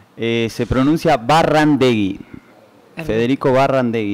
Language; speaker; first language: Portuguese; non-native, learner; Spanish